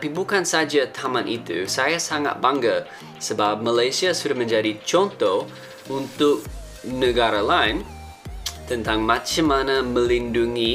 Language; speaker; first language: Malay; non-native, fluent; English